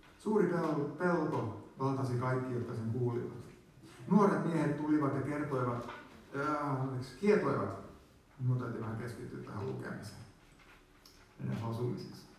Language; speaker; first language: Finnish; native; Finnish